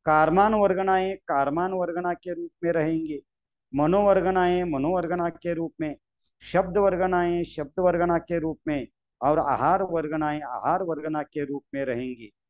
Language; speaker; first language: Hindi; non-native, local second language; Marathi